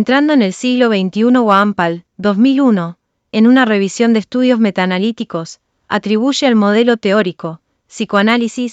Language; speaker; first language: Spanish; native; Spanish